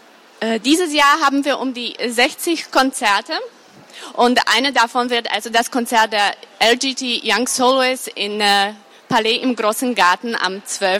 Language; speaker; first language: German; non-native, fluent; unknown